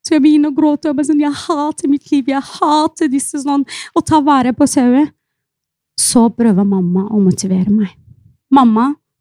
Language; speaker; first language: Norwegian; non-native, fluent; Arabic